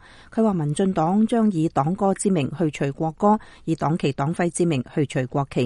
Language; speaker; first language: Chinese; native; Chinese